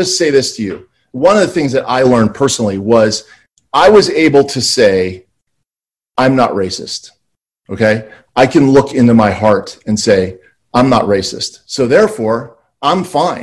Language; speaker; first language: English; native; English